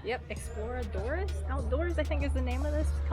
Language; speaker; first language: English; native; English